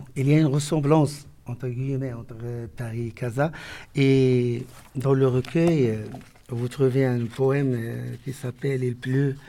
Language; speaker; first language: French; non-native, local second language; Arabic